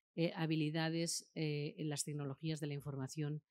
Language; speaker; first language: Spanish; native; Spanish